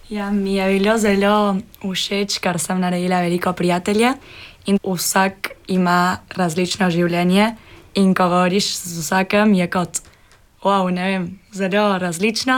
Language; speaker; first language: Slovenian; early bilingual, heritage; Spanish